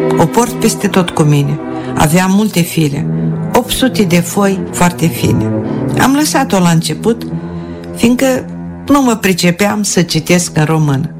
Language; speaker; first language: Romanian; non-native, local second language; Russian